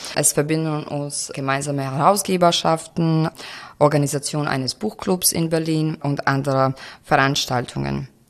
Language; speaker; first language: German; non-native, fluent; Croatian